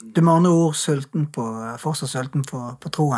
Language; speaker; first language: Norwegian; native; Norwegian